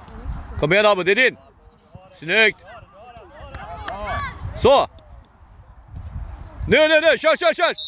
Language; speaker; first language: Swedish; non-native, fluent; Turkish